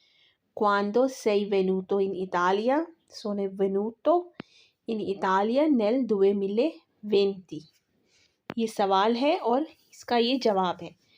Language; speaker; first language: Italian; non-native, learner; Urdu